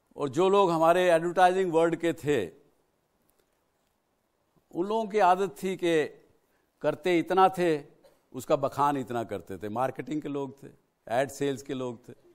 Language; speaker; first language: Hindi; native; Hindi